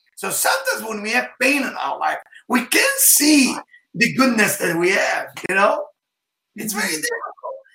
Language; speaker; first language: English; non-native, fluent; Hebrew